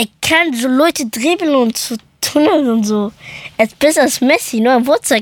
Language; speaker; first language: German; early bilingual, other home language; Persian